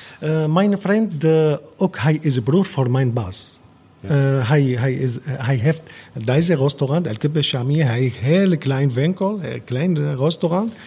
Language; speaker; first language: Dutch; non-native, learner; Arabic